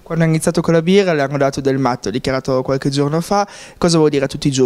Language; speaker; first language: Italian; native; Italian